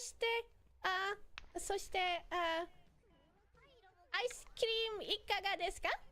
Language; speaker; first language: Japanese; non-native, learner; English